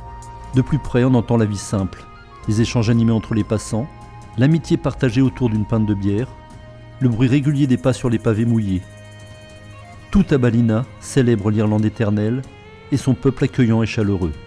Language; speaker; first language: French; native; French